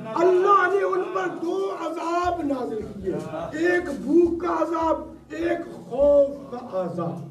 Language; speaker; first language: Urdu; non-native, local second language; Punjabi